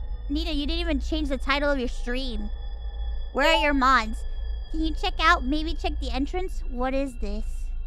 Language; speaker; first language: English; early bilingual, other home language; Spanish